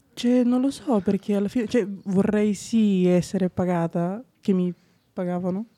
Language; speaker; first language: Italian; non-native, fluent; Bulgarian